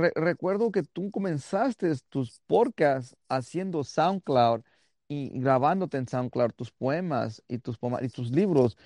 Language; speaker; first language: Spanish; early bilingual, heritage; Spanish